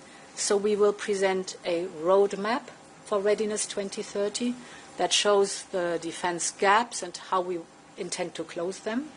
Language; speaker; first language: English; non-native, fluent; German